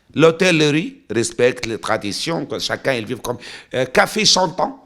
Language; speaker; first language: French; non-native, local second language; Arabic